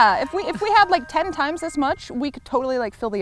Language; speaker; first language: English; native; English